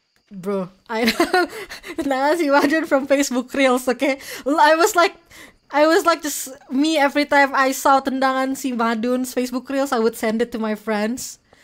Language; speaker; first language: English; non-native, fluent; Indonesian